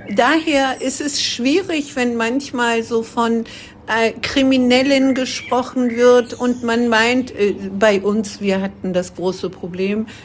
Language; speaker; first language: German; early bilingual, other home language; Kurdish